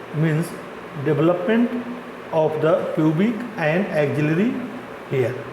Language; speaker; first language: English; non-native, local second language; Marathi